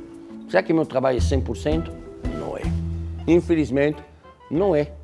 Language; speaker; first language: Portuguese; non-native, fluent; French